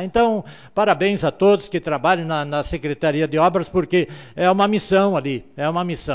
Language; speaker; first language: Portuguese; native; Portuguese